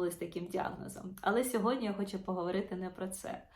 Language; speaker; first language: Ukrainian; non-native, local second language; Russian